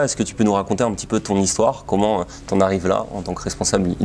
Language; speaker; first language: French; native; French